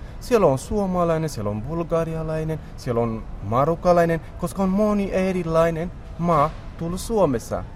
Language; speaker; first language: Finnish; non-native, learner; Romany